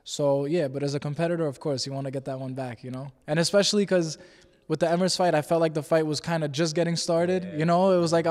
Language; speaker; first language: English; native; English